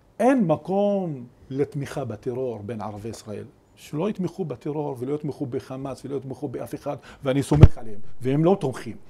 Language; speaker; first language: Hebrew; non-native, local second language; Arabic